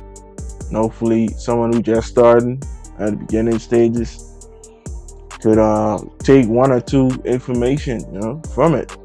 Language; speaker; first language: English; native; English